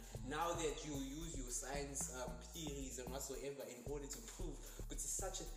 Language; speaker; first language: English; non-native, local second language; Zulu